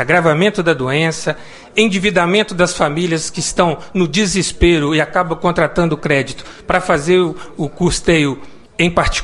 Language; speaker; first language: Portuguese; native; Portuguese